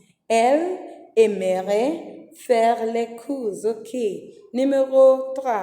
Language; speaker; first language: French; non-native, fluent; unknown